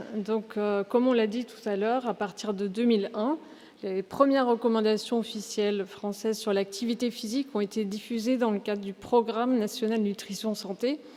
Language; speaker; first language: French; native; French